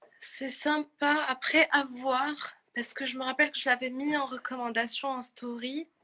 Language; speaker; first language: French; non-native, local second language; Arabic